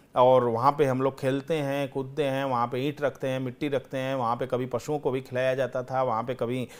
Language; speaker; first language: Hindi; native; Hindi